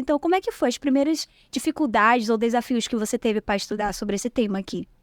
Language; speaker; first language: Portuguese; native; Portuguese